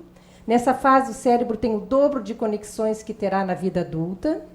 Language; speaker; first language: Portuguese; native; Portuguese